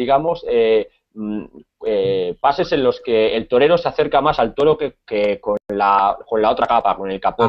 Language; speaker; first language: Spanish; native; Spanish